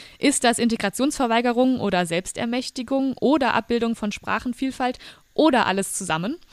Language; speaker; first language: German; native; German